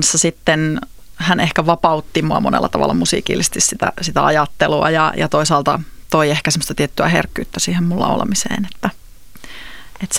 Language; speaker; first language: Finnish; native; Finnish